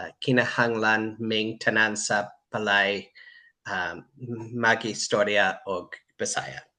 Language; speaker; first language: Cebuano; non-native, learner; English